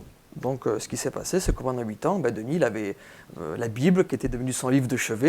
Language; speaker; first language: French; native; French